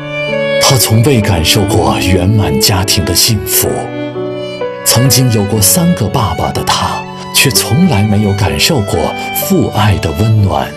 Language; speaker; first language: Chinese; native; Chinese